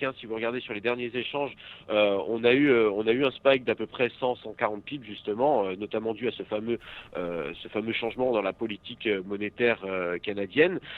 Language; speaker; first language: French; native; French